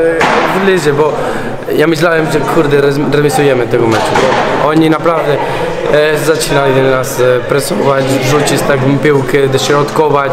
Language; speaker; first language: Polish; non-native, learner; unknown